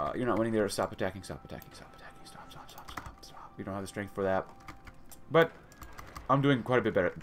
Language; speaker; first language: English; native; English